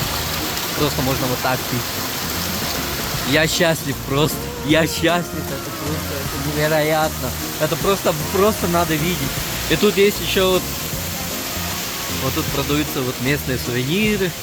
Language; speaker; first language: Russian; native; Russian